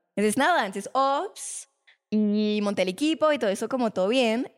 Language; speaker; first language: Spanish; non-native, fluent; French